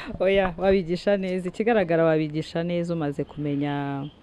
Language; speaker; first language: Kinyarwanda; native; Kinyarwanda